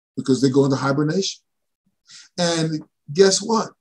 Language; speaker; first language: English; early bilingual, other home language; Spanish